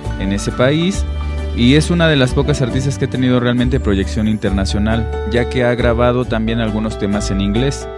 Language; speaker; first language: Spanish; native; Spanish